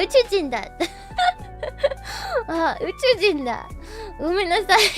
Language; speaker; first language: Japanese; non-native, learner; English